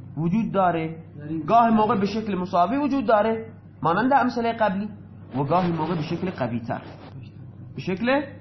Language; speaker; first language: Persian; non-native, local second language; Baluchi